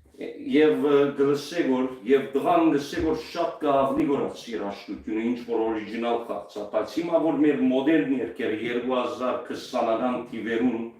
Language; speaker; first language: Armenian; early bilingual, heritage; Armenian